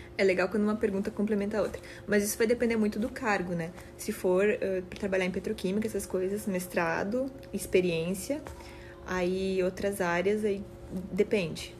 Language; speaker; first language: Portuguese; native; Portuguese